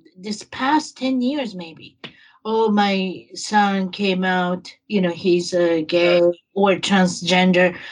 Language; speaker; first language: English; non-native, learner; Japanese